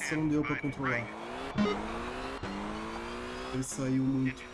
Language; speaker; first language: Portuguese; native; Portuguese